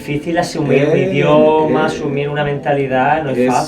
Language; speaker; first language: Spanish; native; Spanish